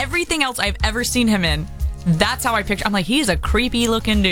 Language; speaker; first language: English; native; English